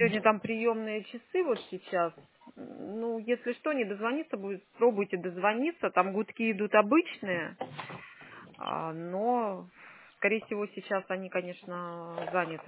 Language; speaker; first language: Russian; native; Russian